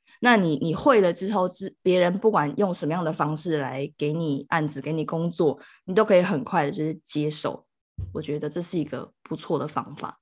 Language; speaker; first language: Chinese; native; Chinese